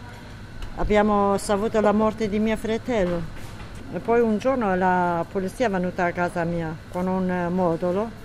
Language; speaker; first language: Italian; non-native, learner; Kurdish